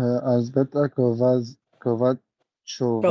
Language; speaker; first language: Slovak; non-native, learner; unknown